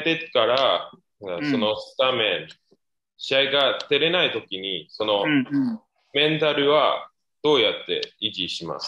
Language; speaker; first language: Japanese; non-native, learner; Chinese